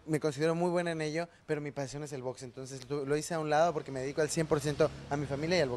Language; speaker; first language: Spanish; native; Spanish